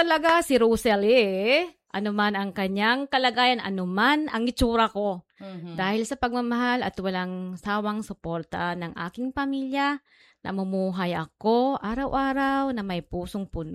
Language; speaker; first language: Filipino; non-native, local second language; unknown